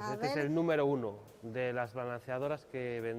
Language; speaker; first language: Spanish; native; Spanish